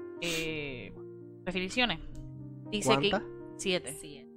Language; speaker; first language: Spanish; native; Spanish